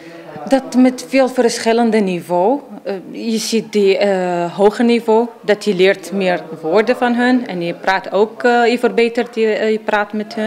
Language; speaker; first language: Dutch; non-native, learner; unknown